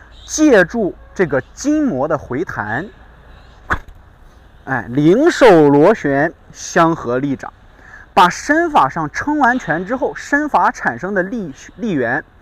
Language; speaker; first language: Chinese; native; Chinese